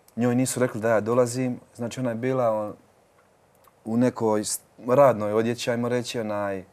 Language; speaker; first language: Croatian; native; Croatian